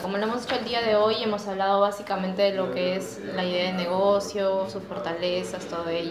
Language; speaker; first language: Spanish; native; Spanish